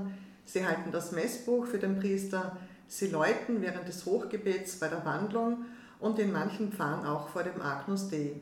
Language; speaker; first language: German; native; German